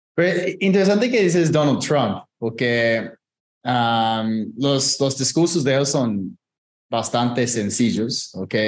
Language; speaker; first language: Spanish; non-native, fluent; English